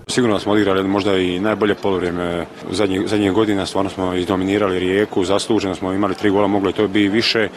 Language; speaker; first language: Croatian; native; Croatian